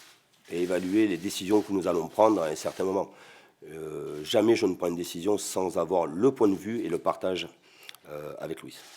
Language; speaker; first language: French; native; French